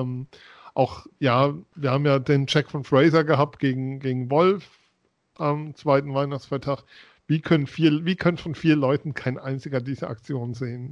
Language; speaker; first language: German; native; German